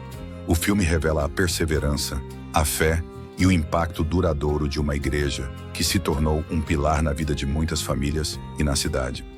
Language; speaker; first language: Portuguese; native; Portuguese